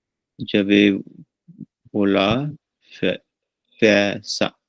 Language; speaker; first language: French; non-native, learner; Punjabi